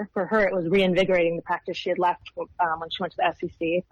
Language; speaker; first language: English; native; English